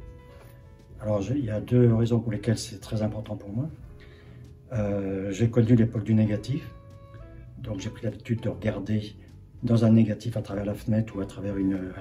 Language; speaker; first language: French; native; French